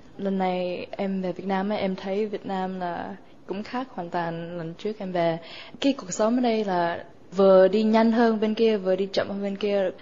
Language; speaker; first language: Vietnamese; early bilingual, other home language; English